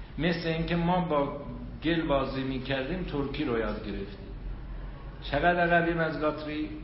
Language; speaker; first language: Persian; non-native, local second language; Azerbaijani